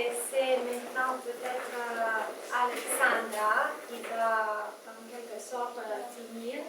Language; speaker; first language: French; non-native, fluent; Romanian